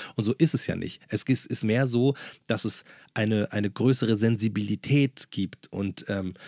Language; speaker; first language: German; native; German